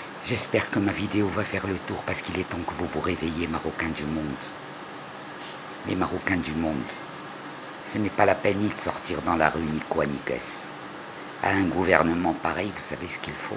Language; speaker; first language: French; non-native, local second language; Arabic